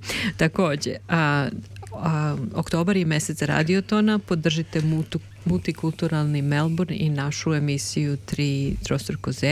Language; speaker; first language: Serbian; native; Serbian